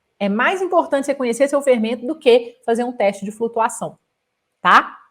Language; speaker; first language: Portuguese; native; Portuguese